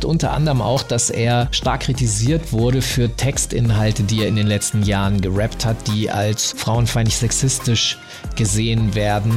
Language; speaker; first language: German; native; German